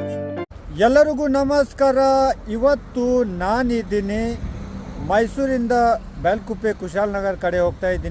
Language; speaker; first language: Kannada; non-native, local second language; Ladakhi